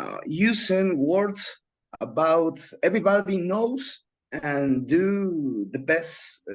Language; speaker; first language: English; non-native, learner; Spanish